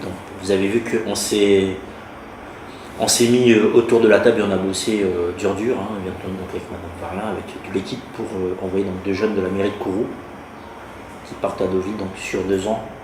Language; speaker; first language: French; native; French